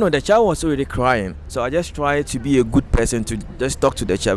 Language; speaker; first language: English; native; English